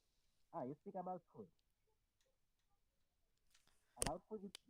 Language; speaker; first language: English; non-native, learner; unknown